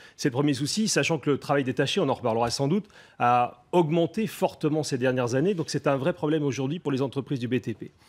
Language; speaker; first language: French; native; French